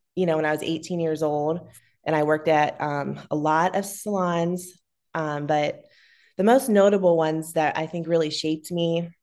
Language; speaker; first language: English; native; English